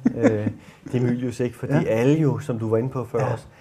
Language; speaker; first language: Danish; native; Danish